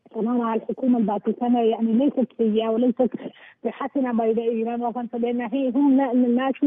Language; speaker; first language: Arabic; non-native, learner; Urdu